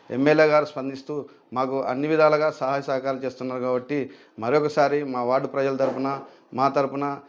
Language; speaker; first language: Telugu; native; Telugu